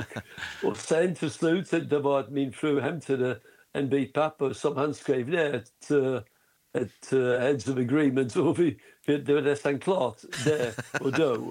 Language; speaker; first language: Swedish; non-native, fluent; English